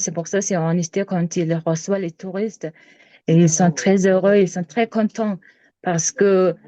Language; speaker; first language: French; non-native, learner; Mongolian